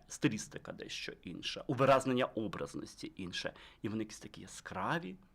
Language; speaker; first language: Ukrainian; native; Ukrainian